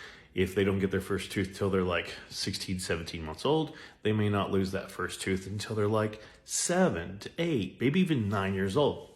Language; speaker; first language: English; native; English